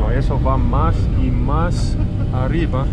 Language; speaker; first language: Spanish; non-native, learner; English